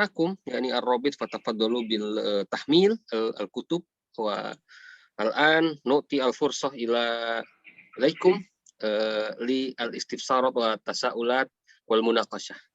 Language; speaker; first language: Arabic; non-native, fluent; Indonesian